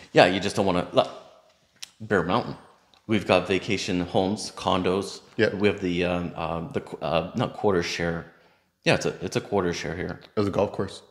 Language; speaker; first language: English; native; English